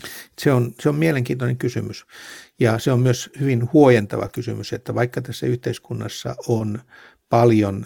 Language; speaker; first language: Finnish; native; Finnish